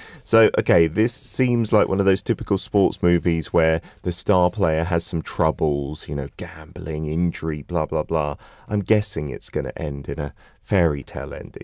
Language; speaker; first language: English; native; English